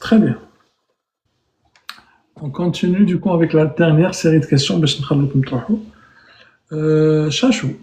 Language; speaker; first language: French; native; French